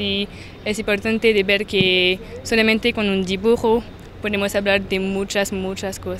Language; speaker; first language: Spanish; non-native, learner; French